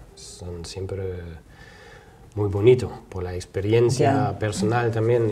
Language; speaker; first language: Spanish; non-native, fluent; German